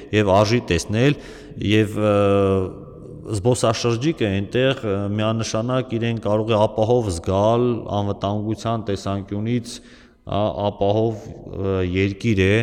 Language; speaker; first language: Armenian; native; Armenian